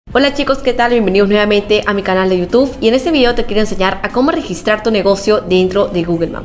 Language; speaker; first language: Spanish; native; Spanish